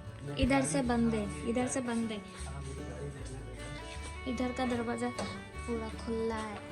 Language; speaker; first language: Hindi; non-native, local second language; Bangla